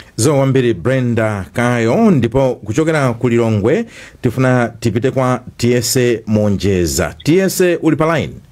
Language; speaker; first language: Nyanja; native; Nyanja